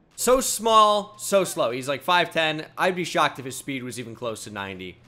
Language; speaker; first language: English; native; English